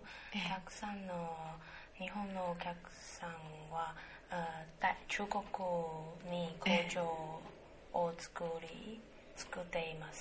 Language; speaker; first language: Japanese; non-native, learner; Chinese